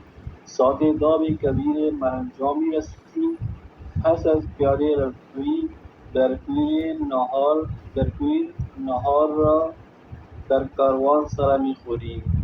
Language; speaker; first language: Persian; non-native, learner; Urdu